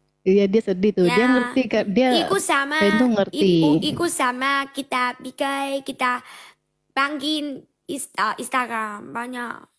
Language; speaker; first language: Indonesian; non-native, learner; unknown